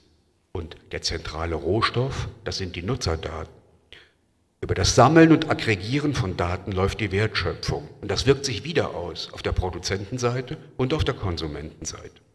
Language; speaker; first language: German; native; German